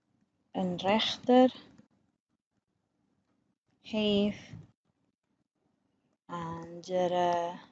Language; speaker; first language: Dutch; non-native, fluent; Indonesian